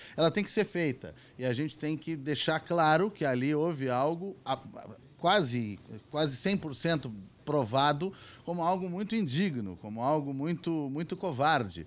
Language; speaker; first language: Portuguese; native; Portuguese